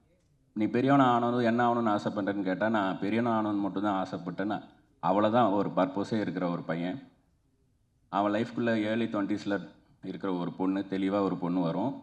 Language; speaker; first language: Tamil; native; Tamil